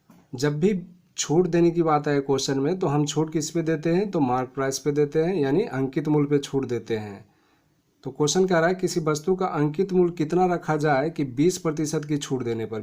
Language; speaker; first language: Hindi; native; Hindi